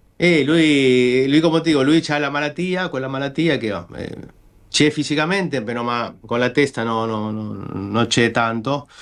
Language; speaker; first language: Italian; non-native, fluent; Spanish